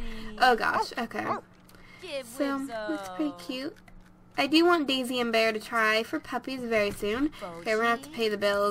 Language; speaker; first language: English; native; English